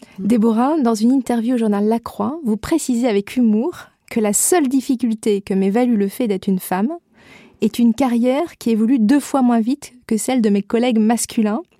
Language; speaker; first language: French; native; French